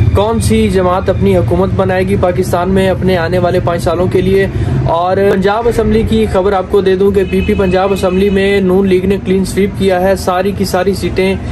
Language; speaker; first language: Urdu; non-native, local second language; Punjabi